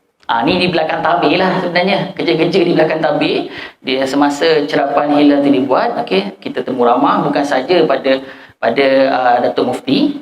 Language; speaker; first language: Malay; native; Malay